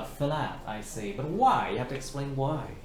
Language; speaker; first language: English; non-native, fluent; Vietnamese